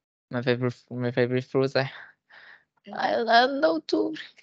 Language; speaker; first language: English; non-native, learner; Vietnamese